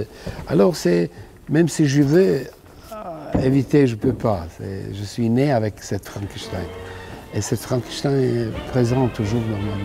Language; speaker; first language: French; non-native, fluent; Serbian